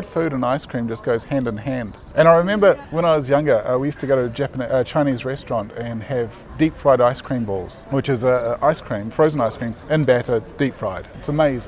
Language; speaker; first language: English; native; English